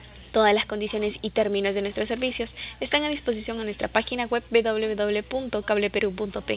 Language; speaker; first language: Spanish; native; Spanish